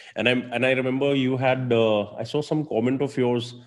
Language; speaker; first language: English; non-native, local second language; Hindi